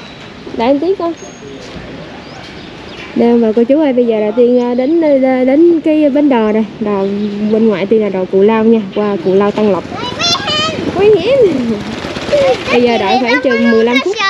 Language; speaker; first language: Vietnamese; native; Vietnamese